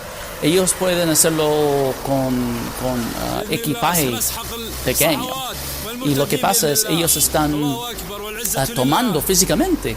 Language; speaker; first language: Spanish; non-native, fluent; English